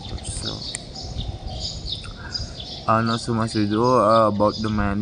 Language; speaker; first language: English; non-native, learner; Indonesian